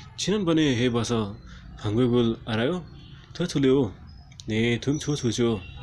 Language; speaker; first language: Korean; non-native, learner; Nepali